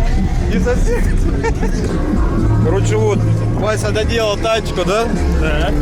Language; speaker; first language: Russian; native; Russian